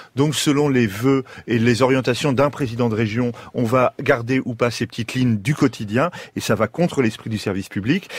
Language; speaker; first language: French; native; French